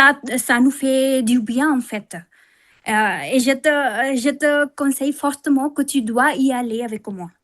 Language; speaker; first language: French; non-native, fluent; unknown